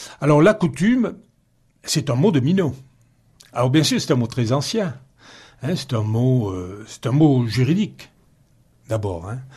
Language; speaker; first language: French; native; French